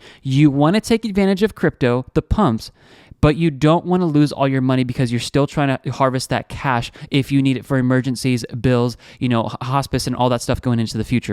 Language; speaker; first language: English; native; English